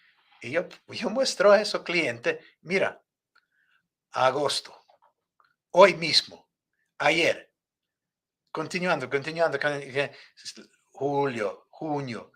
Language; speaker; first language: Spanish; non-native, fluent; English